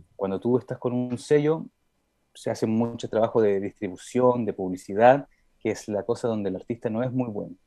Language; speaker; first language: Spanish; early bilingual, heritage; Spanish